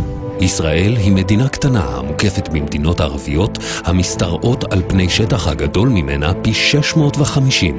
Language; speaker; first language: Hebrew; native; Hebrew